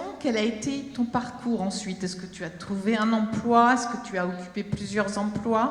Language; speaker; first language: French; native; French